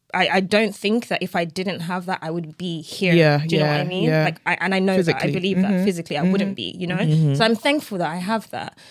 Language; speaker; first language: English; non-native, local second language; Yoruba